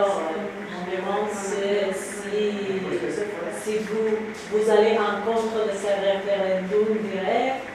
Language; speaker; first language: French; non-native, fluent; Spanish